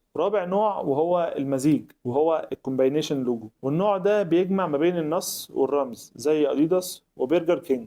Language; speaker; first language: Arabic; native; Arabic